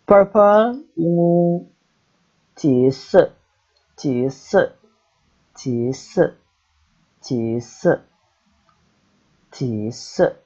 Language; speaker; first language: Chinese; non-native, learner; Indonesian